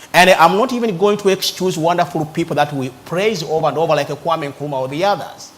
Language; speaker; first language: English; non-native, local second language; Ganda